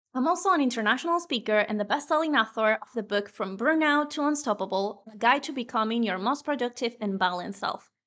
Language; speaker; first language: English; non-native, fluent; Spanish